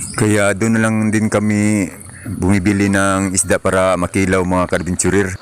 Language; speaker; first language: Filipino; non-native, local second language; Cebuano